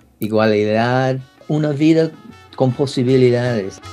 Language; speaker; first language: Spanish; non-native, learner; English